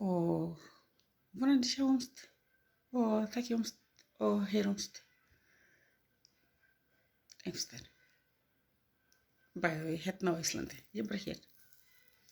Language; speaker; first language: Icelandic; non-native, learner; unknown